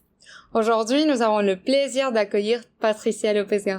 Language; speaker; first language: French; non-native, fluent; Spanish